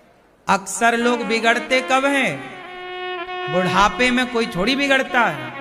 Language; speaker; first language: Hindi; native; Hindi